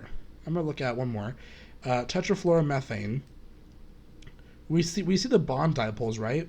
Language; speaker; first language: English; native; English